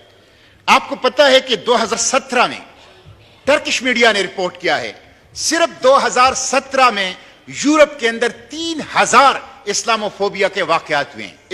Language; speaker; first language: Urdu; non-native, local second language; Pashto